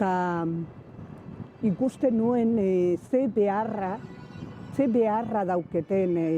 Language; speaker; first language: Basque; non-native, local second language; Spanish